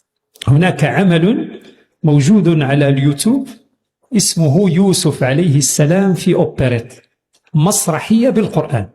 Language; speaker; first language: Arabic; native; Arabic